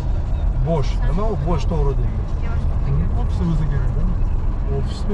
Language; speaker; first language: Turkish; non-native, learner; Uzbek